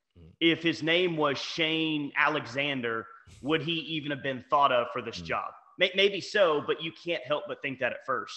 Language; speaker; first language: English; native; English